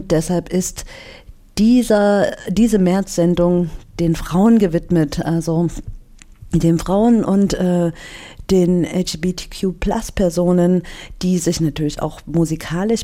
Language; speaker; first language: German; native; German